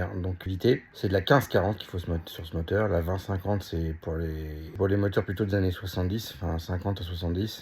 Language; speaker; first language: French; native; French